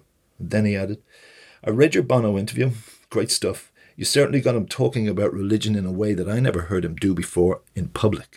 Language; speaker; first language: English; native; English